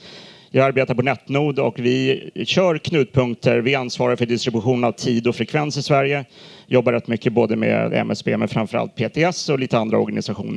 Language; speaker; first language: Swedish; native; Swedish